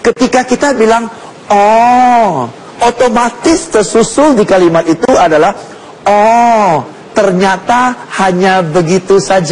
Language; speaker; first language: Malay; non-native, local second language; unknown